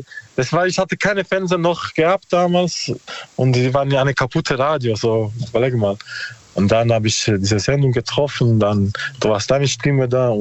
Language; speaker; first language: German; non-native, learner; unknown